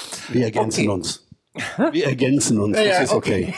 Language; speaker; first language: German; non-native, fluent; Hebrew